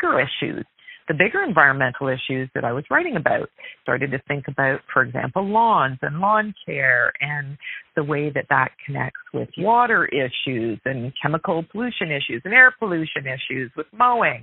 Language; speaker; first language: English; native; English